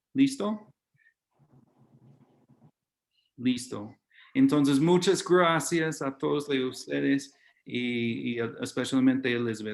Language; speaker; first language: Spanish; non-native, fluent; English